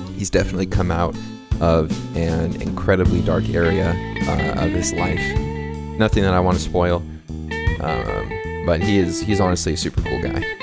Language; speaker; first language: English; native; English